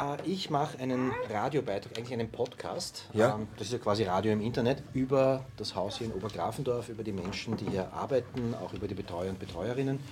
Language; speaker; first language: German; native; German